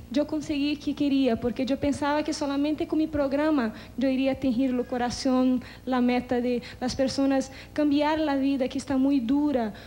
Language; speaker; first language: Spanish; non-native, learner; Portuguese